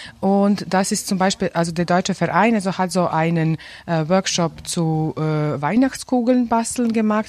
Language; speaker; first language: German; non-native, fluent; Serbian